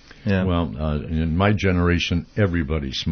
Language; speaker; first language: English; native; English